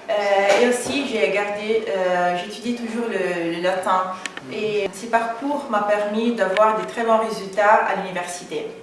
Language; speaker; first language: French; non-native, fluent; Italian